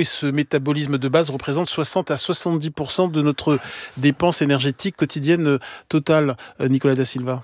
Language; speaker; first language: French; native; French